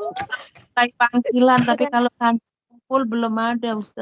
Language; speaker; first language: Indonesian; non-native, local second language; Javanese